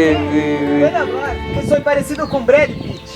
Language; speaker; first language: Spanish; non-native, learner; Portuguese